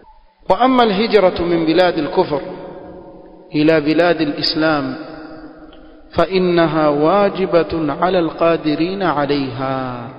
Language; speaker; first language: Arabic; non-native, fluent; Swahili